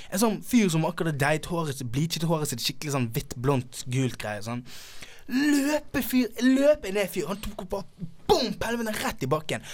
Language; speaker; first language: Norwegian; early bilingual, other home language; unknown